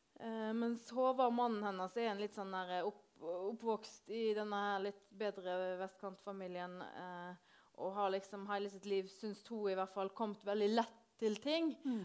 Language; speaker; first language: Norwegian; native; Norwegian